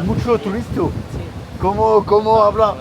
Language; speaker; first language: Spanish; non-native, learner; French